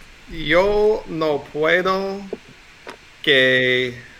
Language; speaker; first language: Spanish; non-native, learner; English